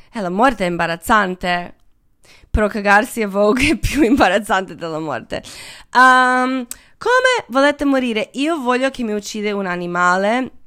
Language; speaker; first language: Italian; non-native, fluent; Croatian